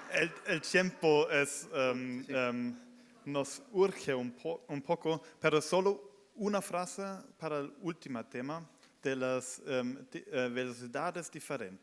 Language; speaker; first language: Spanish; non-native, fluent; German